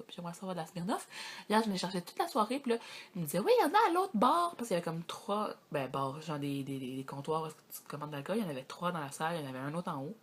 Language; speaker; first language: French; native; French